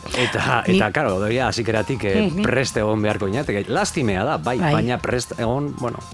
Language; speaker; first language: Basque; native; Basque